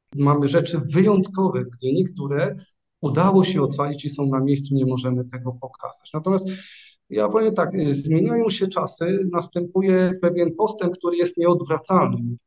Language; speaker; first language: Polish; native; Polish